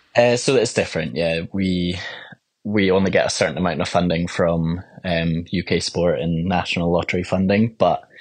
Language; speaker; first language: English; native; English